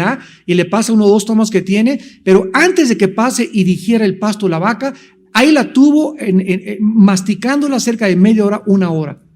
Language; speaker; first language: Spanish; native; Spanish